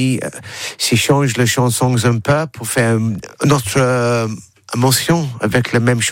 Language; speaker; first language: French; non-native, learner; English